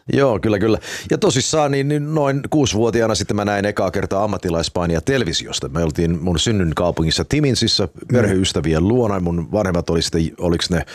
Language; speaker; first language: Finnish; early bilingual, heritage; Finnish